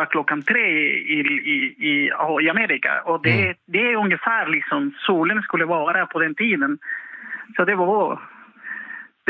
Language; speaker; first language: Swedish; non-native, fluent; Spanish